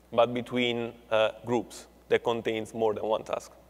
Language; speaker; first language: English; non-native, fluent; Italian